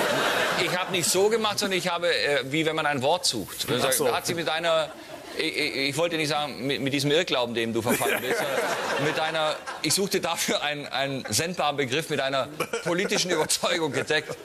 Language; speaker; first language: German; native; German